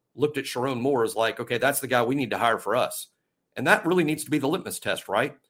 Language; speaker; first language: English; native; English